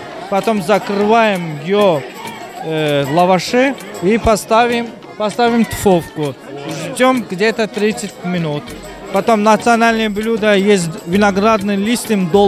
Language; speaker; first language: Russian; non-native, fluent; Turkmen